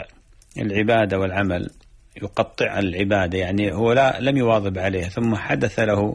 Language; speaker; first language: Arabic; native; Arabic